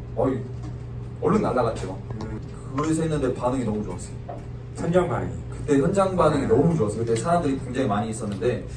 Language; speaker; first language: Korean; native; Korean